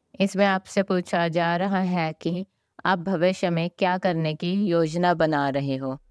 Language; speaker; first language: Hindi; native; Hindi